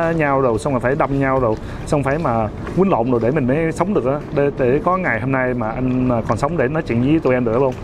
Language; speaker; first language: Vietnamese; early bilingual, heritage; Vietnamese